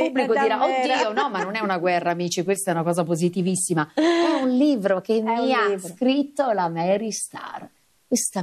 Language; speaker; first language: Italian; native; Italian